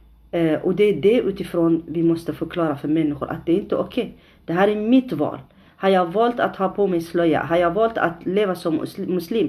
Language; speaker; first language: Swedish; non-native, fluent; Arabic